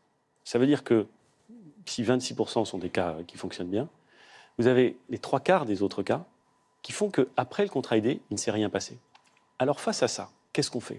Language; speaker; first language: French; native; French